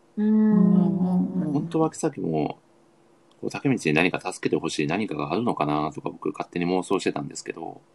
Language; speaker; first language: Japanese; native; Japanese